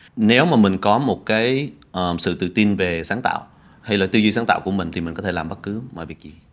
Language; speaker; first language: Vietnamese; early bilingual, heritage; Vietnamese